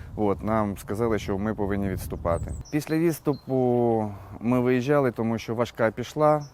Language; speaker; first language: Ukrainian; native; Ukrainian